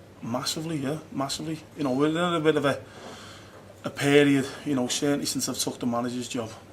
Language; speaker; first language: English; native; English